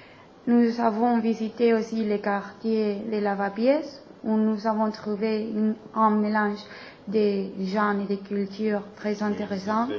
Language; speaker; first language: French; non-native, learner; Spanish